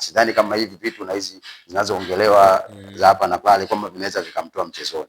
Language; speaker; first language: Swahili; native; Swahili